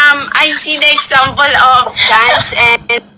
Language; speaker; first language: English; non-native, local second language; Filipino